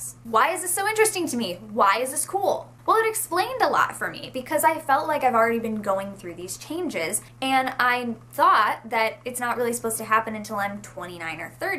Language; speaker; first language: English; native; English